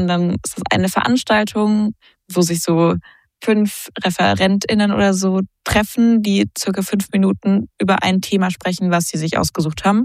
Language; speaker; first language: German; native; German